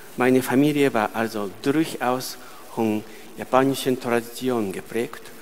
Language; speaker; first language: German; non-native, fluent; Japanese